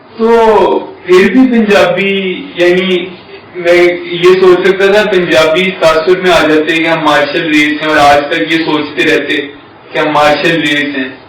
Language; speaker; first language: Urdu; non-native, local second language; Punjabi